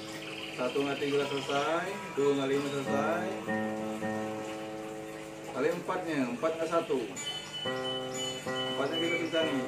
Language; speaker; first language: Indonesian; non-native, local second language; Malay